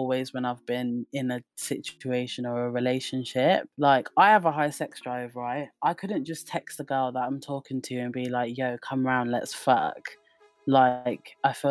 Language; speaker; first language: English; native; English